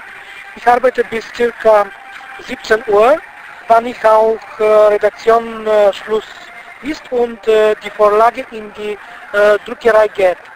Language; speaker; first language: German; non-native, fluent; Bulgarian